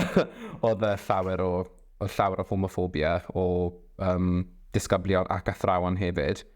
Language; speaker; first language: Welsh; non-native, local second language; English